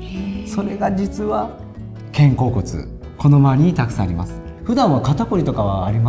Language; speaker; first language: Japanese; native; Japanese